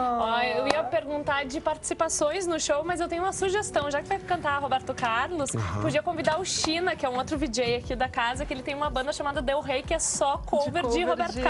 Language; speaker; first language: Portuguese; native; Portuguese